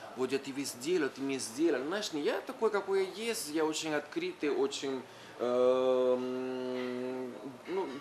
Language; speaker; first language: Russian; non-native, fluent; Spanish